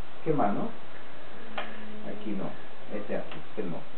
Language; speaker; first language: Spanish; non-native, learner; Japanese